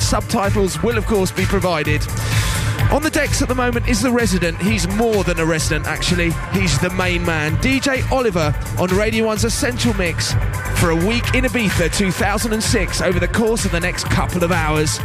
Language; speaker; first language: English; native; English